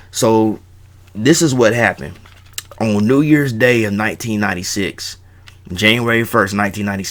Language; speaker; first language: English; native; English